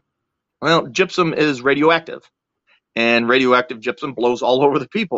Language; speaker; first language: English; native; English